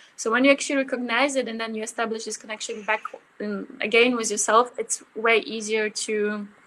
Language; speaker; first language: English; early bilingual, other home language; Ukrainian